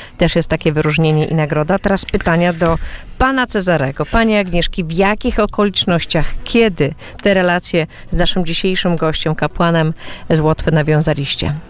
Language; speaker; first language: Polish; native; Polish